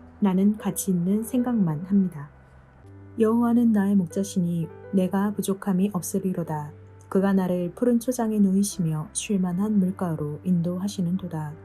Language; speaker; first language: Korean; native; Korean